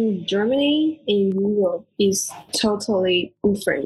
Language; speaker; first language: English; non-native, learner; Chinese